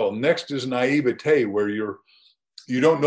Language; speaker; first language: English; native; English